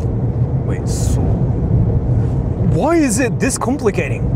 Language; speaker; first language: English; native; English